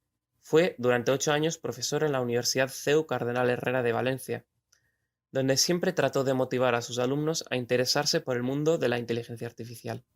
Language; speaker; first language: Spanish; native; Spanish